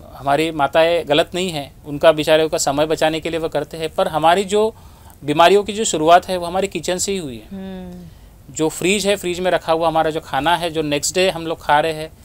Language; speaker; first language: Hindi; non-native, local second language; Marathi